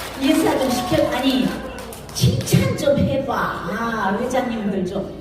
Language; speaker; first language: Korean; native; Korean